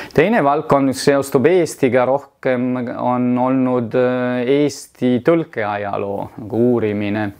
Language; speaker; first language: Estonian; non-native, fluent; Italian